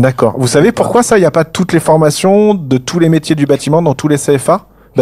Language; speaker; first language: French; native; French